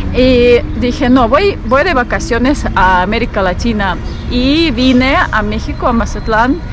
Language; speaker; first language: Spanish; non-native, fluent; Russian